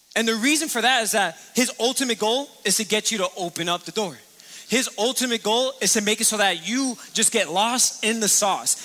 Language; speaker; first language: English; native; English